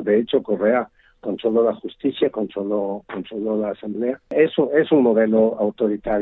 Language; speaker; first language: Spanish; native; Spanish